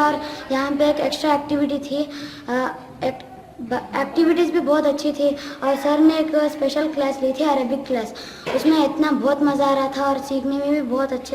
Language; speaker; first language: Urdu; early bilingual, heritage; Urdu